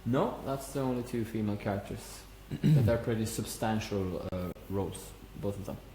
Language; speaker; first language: English; non-native, fluent; Norwegian